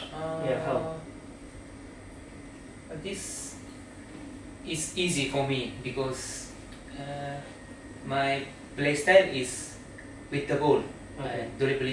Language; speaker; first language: English; non-native, learner; Japanese